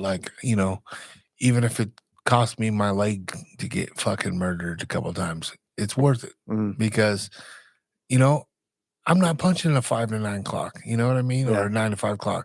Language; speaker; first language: English; native; English